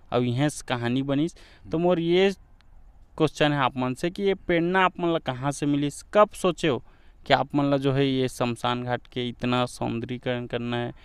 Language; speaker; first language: Hindi; native; Hindi